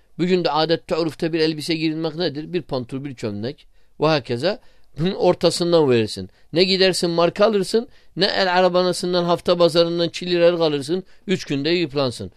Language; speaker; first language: Turkish; non-native, fluent; Arabic